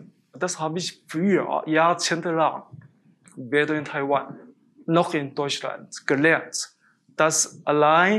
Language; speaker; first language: German; non-native, fluent; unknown